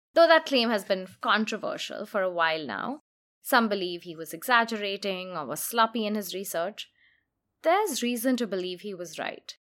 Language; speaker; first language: English; non-native, local second language; Hindi